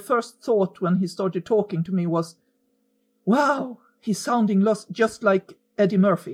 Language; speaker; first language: English; non-native, fluent; Swedish